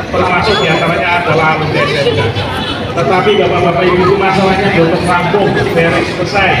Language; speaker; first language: Indonesian; native; Indonesian